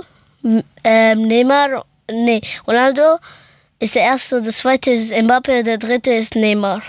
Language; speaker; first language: German; early bilingual, other home language; Persian